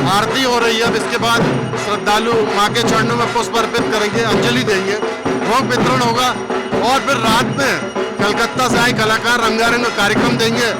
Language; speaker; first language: Hindi; non-native, local second language; Bangla